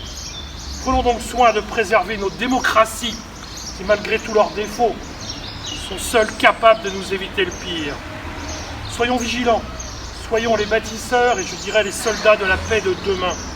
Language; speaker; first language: French; native; French